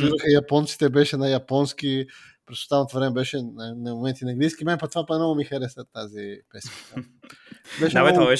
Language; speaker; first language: Bulgarian; native; Bulgarian